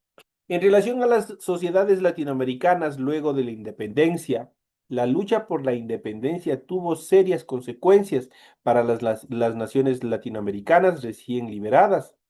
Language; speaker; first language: Spanish; native; Spanish